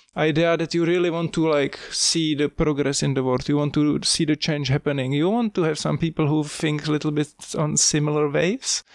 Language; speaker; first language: English; non-native, fluent; Czech